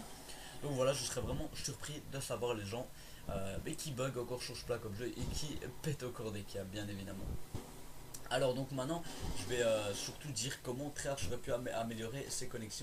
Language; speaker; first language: French; native; French